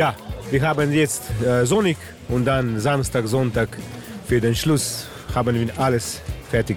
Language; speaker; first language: German; non-native, learner; Slovenian